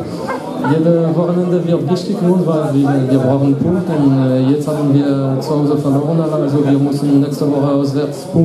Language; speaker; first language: German; non-native, fluent; French